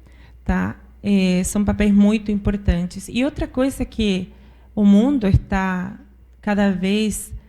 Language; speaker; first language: Portuguese; non-native, fluent; Spanish